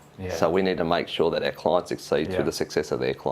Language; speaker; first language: English; native; English